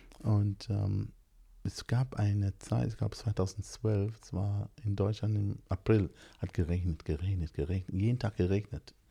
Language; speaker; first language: German; non-native, fluent; English